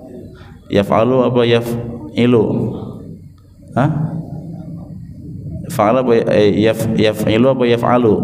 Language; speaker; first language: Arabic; non-native, fluent; Indonesian